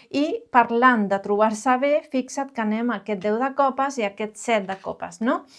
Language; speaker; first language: Catalan; non-native, local second language; Spanish